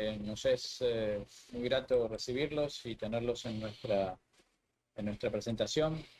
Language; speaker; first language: Spanish; native; Spanish